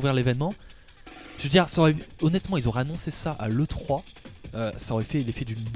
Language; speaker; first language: French; native; French